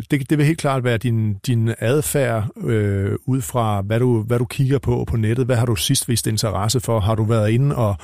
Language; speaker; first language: Danish; native; Danish